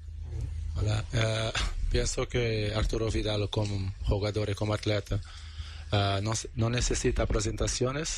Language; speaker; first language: Spanish; non-native, learner; Portuguese